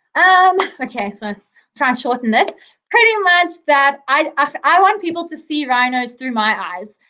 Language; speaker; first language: English; native; English